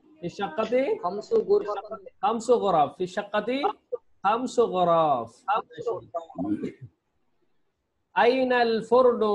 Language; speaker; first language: Arabic; non-native, fluent; Bangla